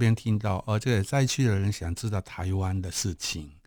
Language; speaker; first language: Chinese; non-native, fluent; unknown